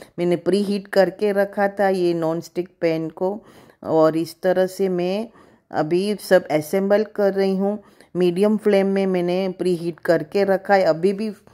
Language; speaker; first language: Hindi; native; Hindi